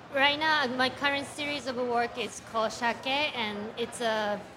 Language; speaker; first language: English; non-native, fluent; Japanese